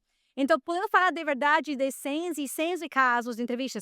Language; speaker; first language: Portuguese; non-native, fluent; Spanish